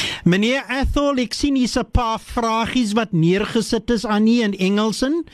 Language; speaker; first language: Afrikaans; early bilingual, heritage; Afrikaans